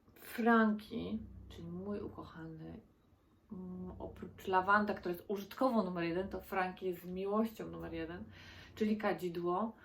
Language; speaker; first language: Polish; native; Polish